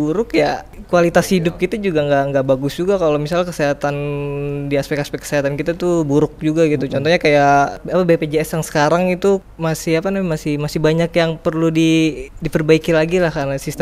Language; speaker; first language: Indonesian; native; Indonesian